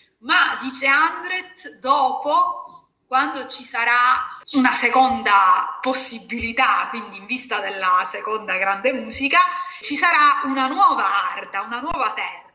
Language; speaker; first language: Italian; native; Italian